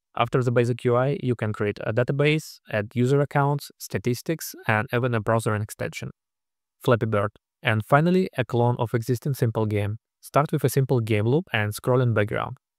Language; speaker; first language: English; non-native, fluent; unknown